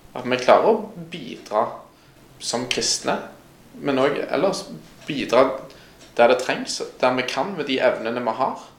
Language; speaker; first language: Norwegian; native; Norwegian